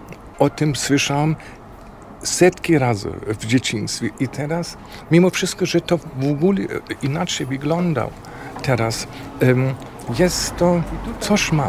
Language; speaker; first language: Polish; non-native, fluent; German